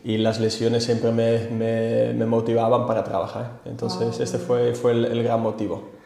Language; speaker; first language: Spanish; non-native, fluent; Dutch